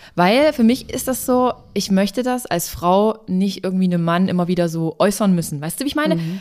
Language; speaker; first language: German; native; German